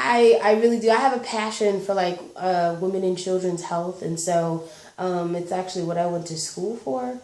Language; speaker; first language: English; native; English